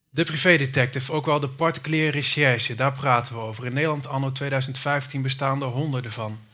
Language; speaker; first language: Dutch; native; Dutch